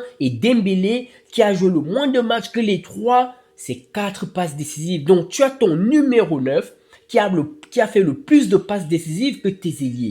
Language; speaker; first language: French; native; French